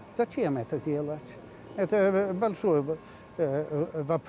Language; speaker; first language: Russian; non-native, fluent; Swedish